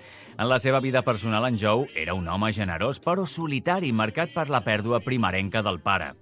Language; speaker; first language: Catalan; native; Catalan